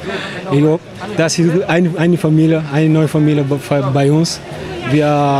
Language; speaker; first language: German; non-native, learner; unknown